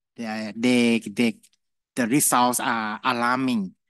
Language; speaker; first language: English; non-native, fluent; Thai